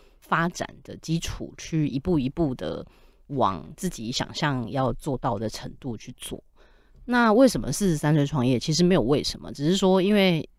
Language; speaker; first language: Chinese; native; Chinese